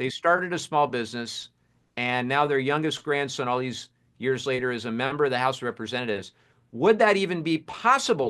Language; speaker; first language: English; native; English